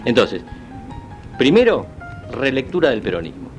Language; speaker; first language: Spanish; native; Spanish